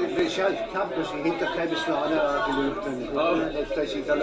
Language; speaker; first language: Irish; non-native, learner; English